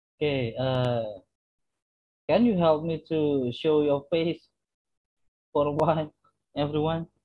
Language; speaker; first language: English; non-native, fluent; Indonesian